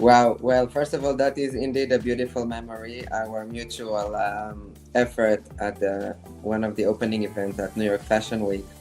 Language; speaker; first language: English; non-native, fluent; Hebrew